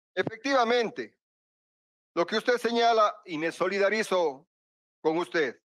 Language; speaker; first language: Spanish; native; Spanish